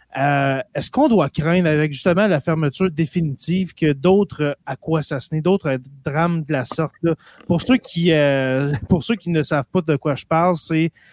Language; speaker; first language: French; native; French